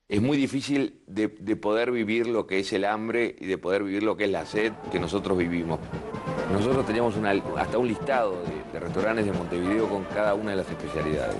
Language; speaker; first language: Spanish; native; Spanish